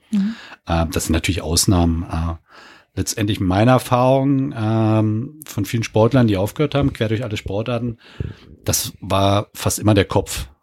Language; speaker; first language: German; native; German